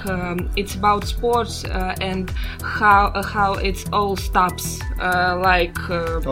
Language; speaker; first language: English; non-native, learner; Russian